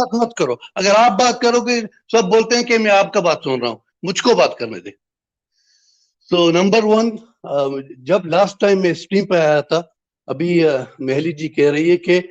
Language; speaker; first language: Hindi; non-native, fluent; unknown